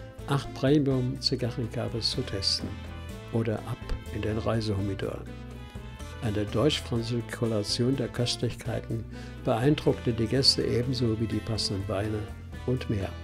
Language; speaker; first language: German; native; German